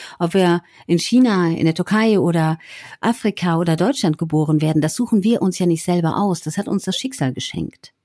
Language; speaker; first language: German; native; German